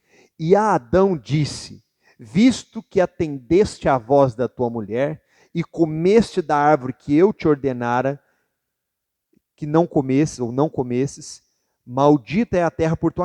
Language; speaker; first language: Portuguese; native; Portuguese